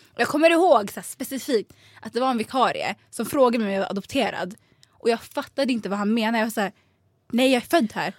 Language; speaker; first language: Swedish; early bilingual, other home language; Tigrinya